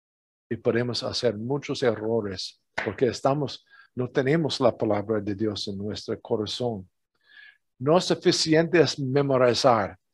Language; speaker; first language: Spanish; non-native, fluent; English